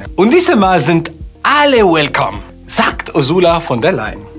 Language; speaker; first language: German; non-native, fluent; Arabic